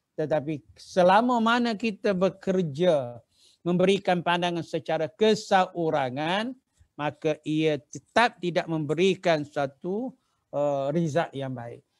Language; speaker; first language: Malay; native; Malay